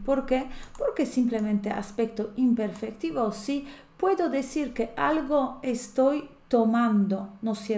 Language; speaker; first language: Spanish; non-native, fluent; Polish